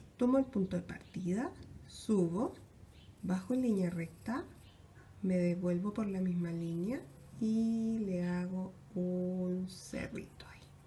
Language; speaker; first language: Spanish; native; Spanish